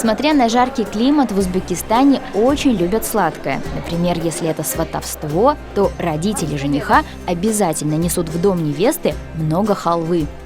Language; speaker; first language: Russian; native; Russian